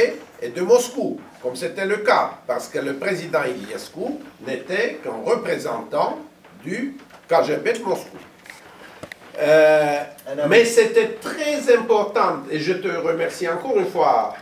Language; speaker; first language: French; non-native, fluent; Romanian